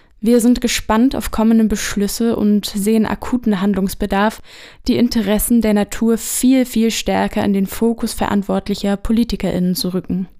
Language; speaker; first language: German; native; German